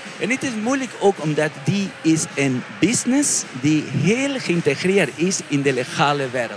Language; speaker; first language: Dutch; non-native, fluent; Spanish